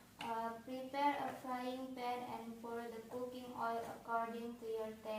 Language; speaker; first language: English; non-native, learner; Indonesian